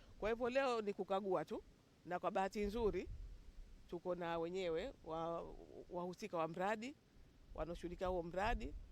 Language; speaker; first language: Swahili; native; Swahili